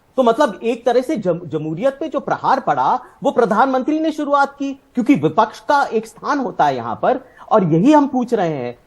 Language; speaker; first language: Hindi; native; Hindi